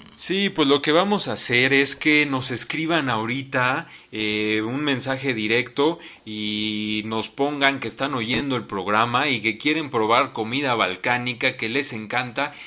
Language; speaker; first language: Spanish; native; Spanish